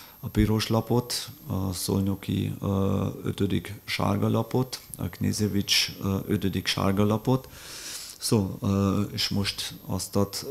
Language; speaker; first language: Hungarian; non-native, fluent; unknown